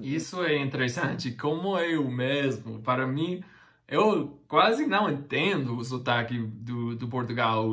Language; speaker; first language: Portuguese; non-native, fluent; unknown